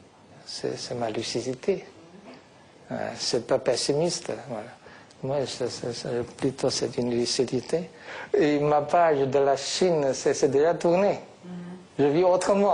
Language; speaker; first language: French; non-native, fluent; Chinese